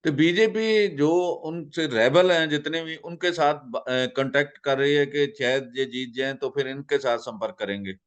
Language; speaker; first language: Hindi; non-native, local second language; Punjabi